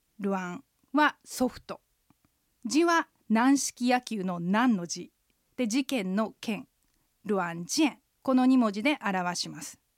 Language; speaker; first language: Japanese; native; Japanese